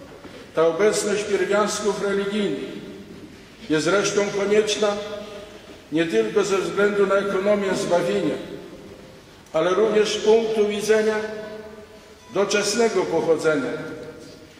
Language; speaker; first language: Polish; native; Polish